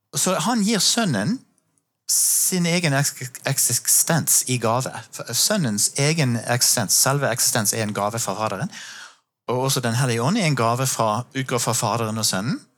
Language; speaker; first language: Norwegian; non-native, fluent; English